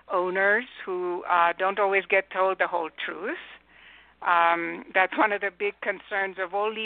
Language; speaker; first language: English; non-native, fluent; Romanian